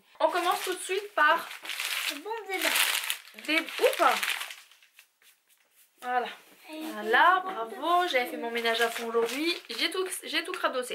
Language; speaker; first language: French; native; French